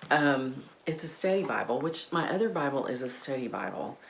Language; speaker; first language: English; native; English